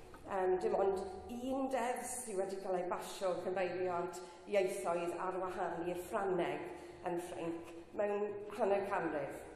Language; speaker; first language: Welsh; non-native, local second language; English